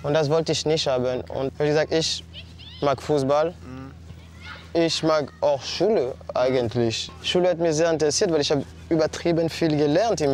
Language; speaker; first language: German; non-native, fluent; French